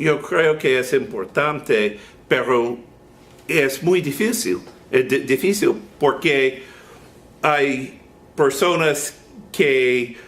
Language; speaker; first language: Spanish; non-native, learner; English